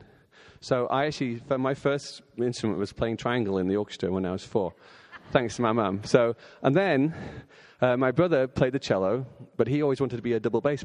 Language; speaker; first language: English; native; English